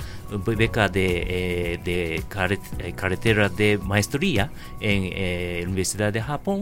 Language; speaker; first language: Spanish; non-native, learner; Japanese